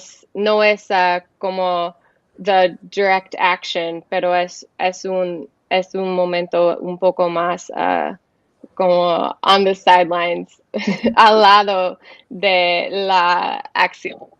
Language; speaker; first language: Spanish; non-native, learner; English